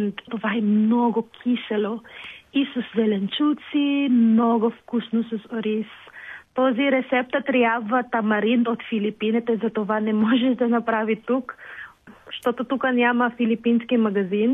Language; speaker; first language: Bulgarian; non-native, learner; Filipino